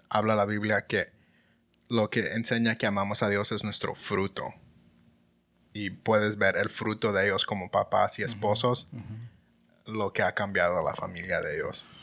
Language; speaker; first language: Spanish; early bilingual, heritage; Spanish